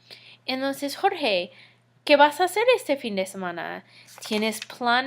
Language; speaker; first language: Spanish; non-native, fluent; English